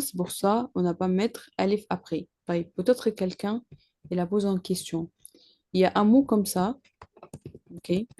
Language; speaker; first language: French; non-native, learner; Arabic